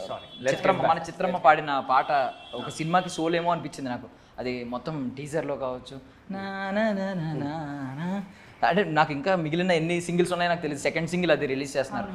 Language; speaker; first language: Telugu; native; Telugu